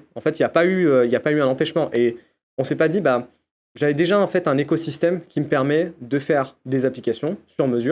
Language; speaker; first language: French; native; French